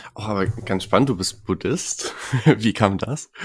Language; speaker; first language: German; native; German